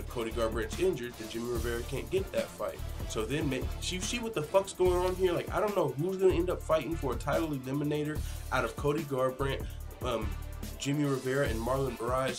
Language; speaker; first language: English; native; English